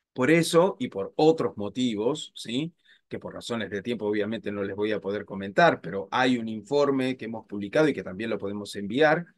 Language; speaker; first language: Spanish; native; Spanish